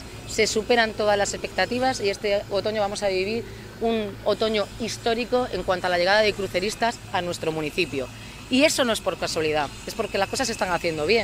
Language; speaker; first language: Spanish; native; Spanish